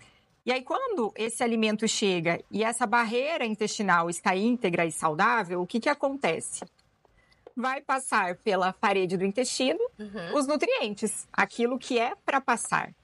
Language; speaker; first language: Portuguese; native; Portuguese